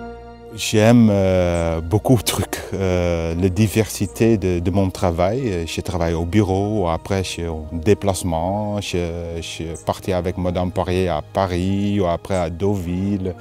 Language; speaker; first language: French; non-native, fluent; Dutch